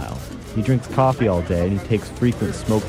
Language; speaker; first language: English; native; English